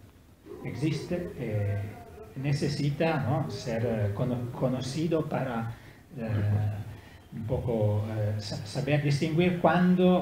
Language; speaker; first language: Spanish; non-native, learner; Italian